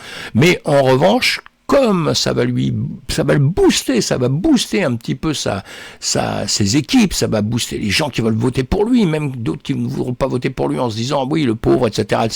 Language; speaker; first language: French; native; French